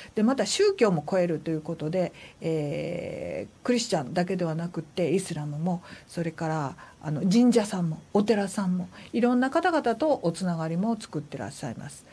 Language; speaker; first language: Japanese; native; Japanese